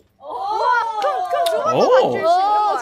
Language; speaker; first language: Korean; native; Korean